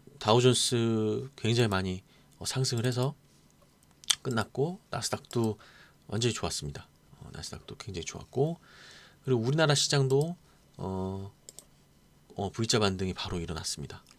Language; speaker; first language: Korean; native; Korean